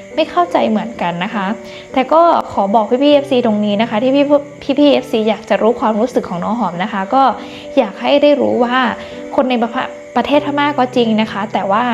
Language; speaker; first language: Thai; non-native, fluent; Burmese